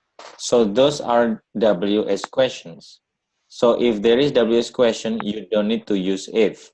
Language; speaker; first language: English; non-native, learner; Indonesian